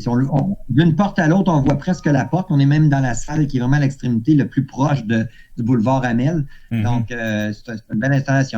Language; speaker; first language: French; native; French